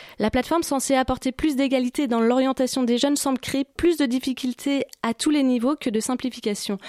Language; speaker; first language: French; native; French